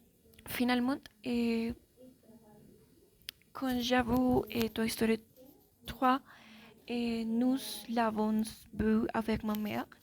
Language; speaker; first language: French; non-native, learner; Spanish